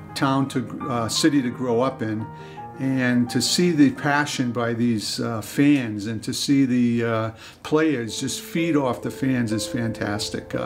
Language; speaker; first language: English; native; English